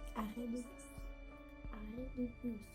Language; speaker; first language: French; non-native, learner; Russian